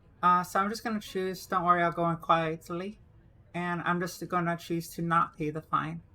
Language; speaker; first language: English; native; English